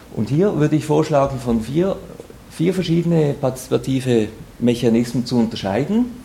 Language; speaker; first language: German; native; German